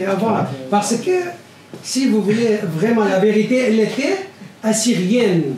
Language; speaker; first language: French; non-native, learner; Arabic